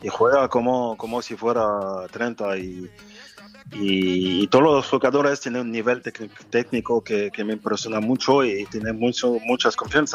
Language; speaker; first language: Spanish; non-native, fluent; French